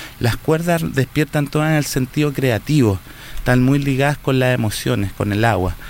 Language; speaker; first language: Spanish; native; Spanish